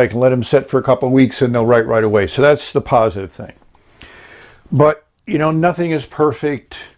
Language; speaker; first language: English; native; English